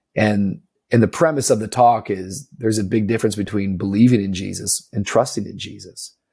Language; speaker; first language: English; native; English